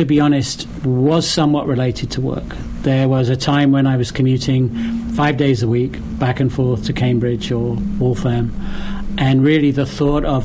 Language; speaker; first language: English; native; English